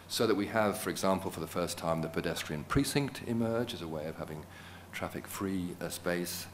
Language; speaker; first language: English; native; English